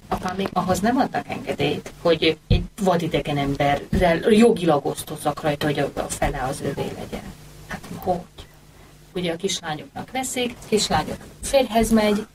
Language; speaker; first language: Hungarian; native; Hungarian